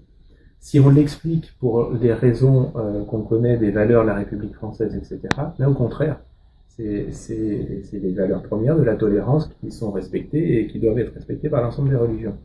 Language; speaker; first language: French; native; French